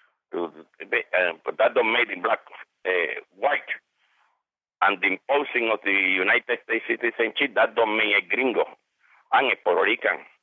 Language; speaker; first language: English; non-native, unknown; Spanish